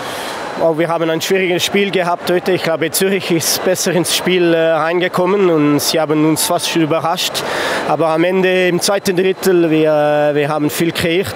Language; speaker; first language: German; non-native, fluent; French